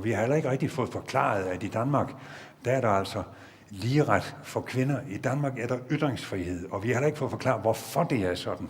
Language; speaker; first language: Danish; native; Danish